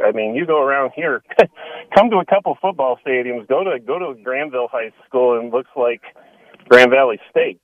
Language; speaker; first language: English; native; English